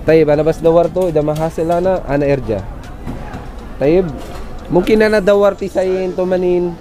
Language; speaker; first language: Arabic; non-native, learner; Filipino